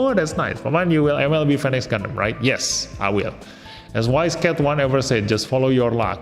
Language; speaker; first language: English; non-native, fluent; Indonesian